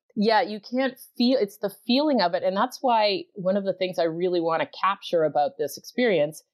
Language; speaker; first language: English; native; English